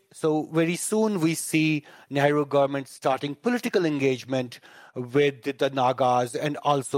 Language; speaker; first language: English; non-native, local second language; Kashmiri